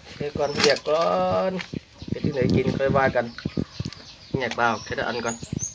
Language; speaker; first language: Thai; native; Thai